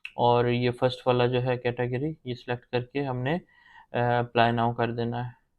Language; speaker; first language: Urdu; non-native, local second language; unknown